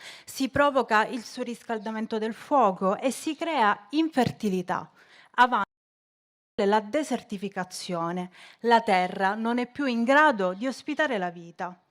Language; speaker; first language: Italian; native; Italian